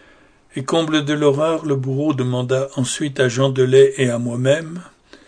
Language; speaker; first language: French; native; French